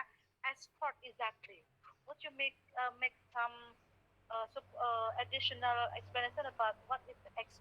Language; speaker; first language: English; non-native, fluent; Indonesian